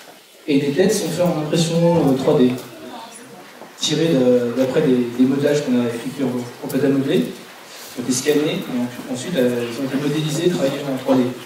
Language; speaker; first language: French; native; French